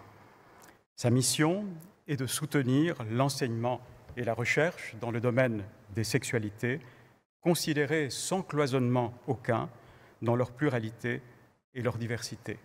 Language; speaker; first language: French; native; French